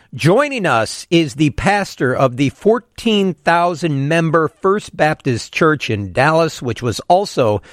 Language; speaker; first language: English; native; English